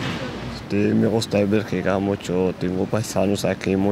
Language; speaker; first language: Spanish; non-native, learner; Arabic